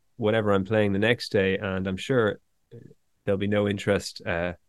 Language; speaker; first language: English; native; English